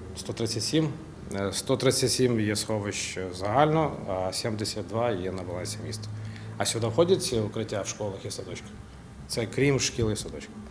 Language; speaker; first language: Ukrainian; non-native, local second language; Russian